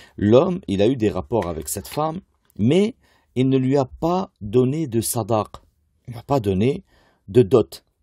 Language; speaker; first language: French; native; French